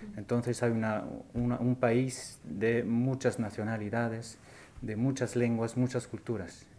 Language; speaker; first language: Spanish; non-native, fluent; French